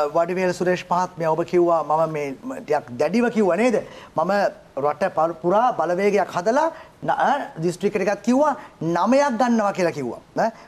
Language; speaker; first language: Sinhala; native; Sinhala